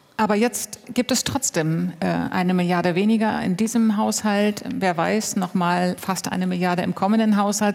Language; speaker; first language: German; native; German